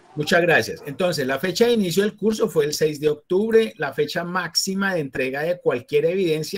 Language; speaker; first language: Spanish; native; Spanish